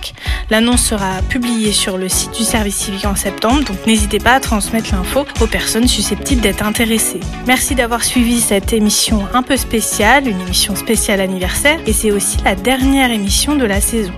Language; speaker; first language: French; native; French